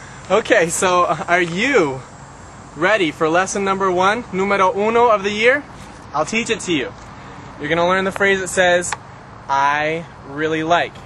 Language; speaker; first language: English; native; English